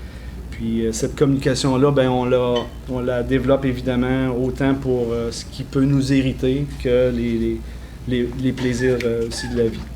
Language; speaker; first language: French; native; French